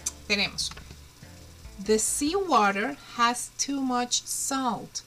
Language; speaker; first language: English; non-native, fluent; Spanish